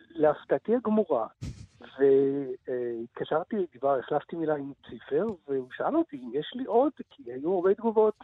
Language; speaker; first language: Hebrew; native; Hebrew